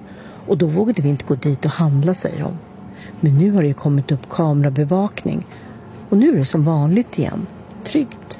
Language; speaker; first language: Swedish; native; Swedish